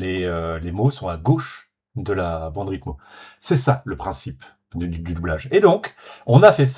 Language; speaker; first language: French; native; French